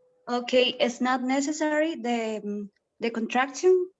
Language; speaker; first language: English; non-native, learner; Spanish